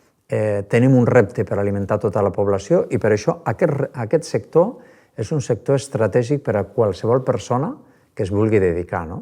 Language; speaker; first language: Catalan; native; Catalan